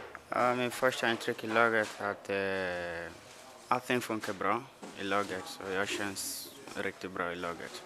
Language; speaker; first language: Swedish; non-native, learner; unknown